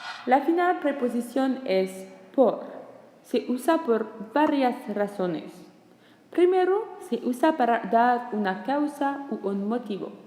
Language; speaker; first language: Spanish; non-native, learner; French